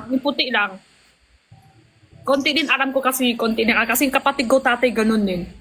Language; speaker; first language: Filipino; non-native, learner; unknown